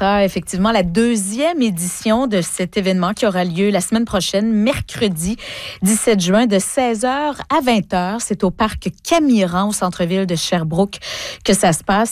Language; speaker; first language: French; native; French